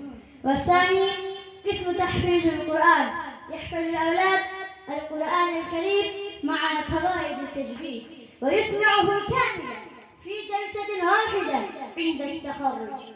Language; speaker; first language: Arabic; non-native, learner; Bangla